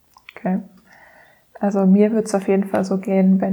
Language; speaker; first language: German; native; German